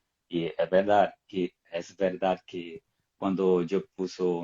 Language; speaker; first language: Spanish; non-native, fluent; Portuguese